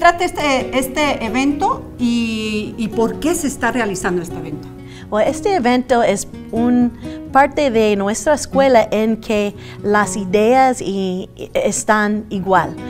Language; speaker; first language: Spanish; early bilingual, other home language; English